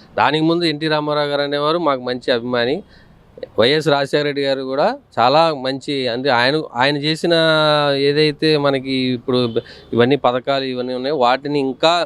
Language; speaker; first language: Telugu; native; Telugu